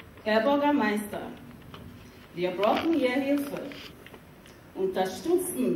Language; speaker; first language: German; non-native, fluent; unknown